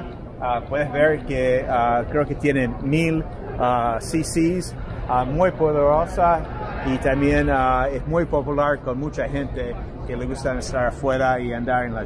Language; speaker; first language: Spanish; non-native, fluent; English